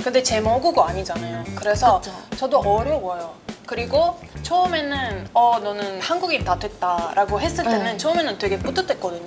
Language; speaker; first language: Korean; non-native, fluent; Italian